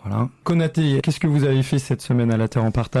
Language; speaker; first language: French; native; French